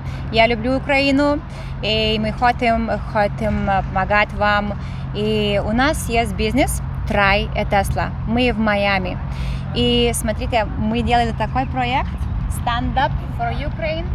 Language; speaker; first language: Russian; non-native, learner; Lithuanian